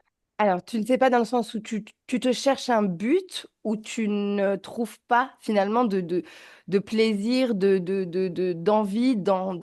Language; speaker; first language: French; native; French